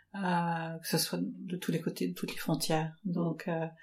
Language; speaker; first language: French; non-native, fluent; Ukrainian